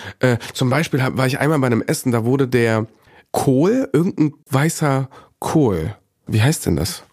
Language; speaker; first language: German; early bilingual, other home language; Bosnian